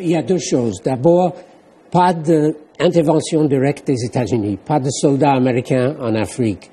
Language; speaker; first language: French; non-native, fluent; English